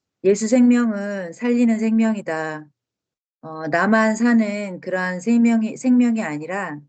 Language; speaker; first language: Korean; native; Korean